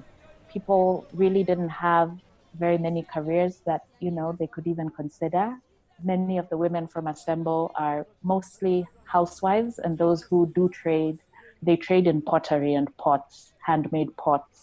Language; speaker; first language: English; non-native, local second language; Luo (Kenya and Tanzania)